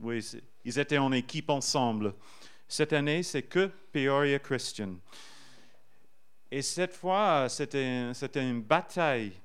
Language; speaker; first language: French; non-native, fluent; English